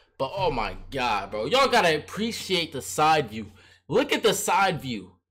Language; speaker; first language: English; native; English